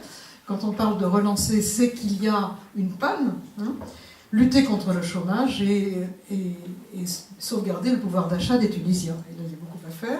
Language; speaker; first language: French; native; French